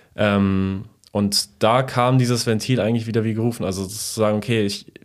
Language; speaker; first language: German; early bilingual, other home language; Polish